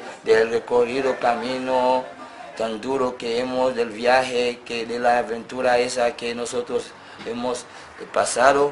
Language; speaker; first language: Spanish; non-native, fluent; Haitian Creole